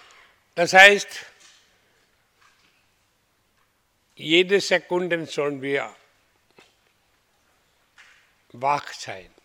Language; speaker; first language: German; non-native, learner; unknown